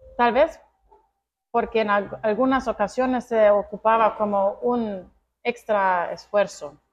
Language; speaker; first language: Spanish; non-native, fluent; Croatian